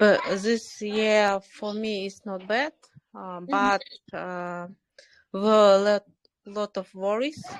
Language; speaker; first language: English; non-native, learner; Kyrgyz